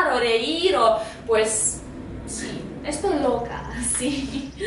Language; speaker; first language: Spanish; non-native, fluent; Russian